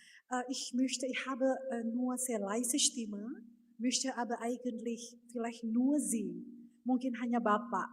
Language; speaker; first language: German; non-native, fluent; Indonesian